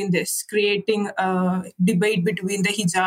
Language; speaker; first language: English; non-native, local second language; Malayalam